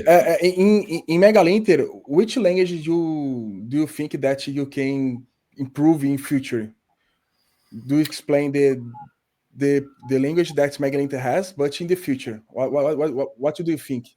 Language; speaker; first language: English; non-native, learner; Portuguese